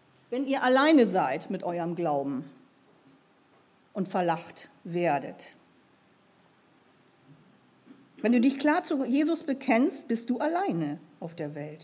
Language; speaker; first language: German; native; German